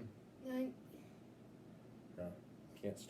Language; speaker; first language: English; native; English